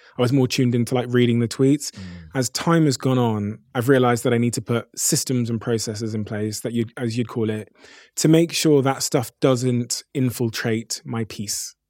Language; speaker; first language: English; native; English